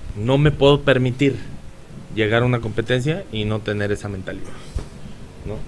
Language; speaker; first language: Spanish; native; Spanish